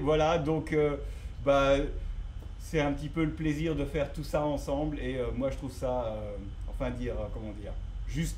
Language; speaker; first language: French; native; French